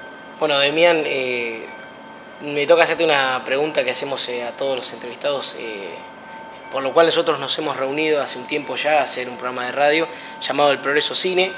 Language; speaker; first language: Spanish; native; Spanish